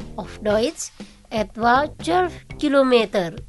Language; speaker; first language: German; non-native, fluent; Indonesian